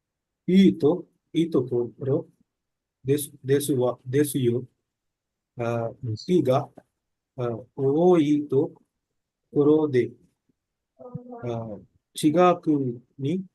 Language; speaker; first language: Japanese; non-native, learner; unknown